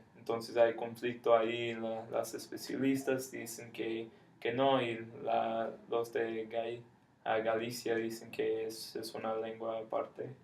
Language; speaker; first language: Spanish; non-native, fluent; English